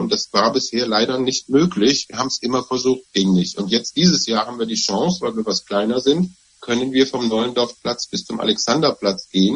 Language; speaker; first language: German; native; German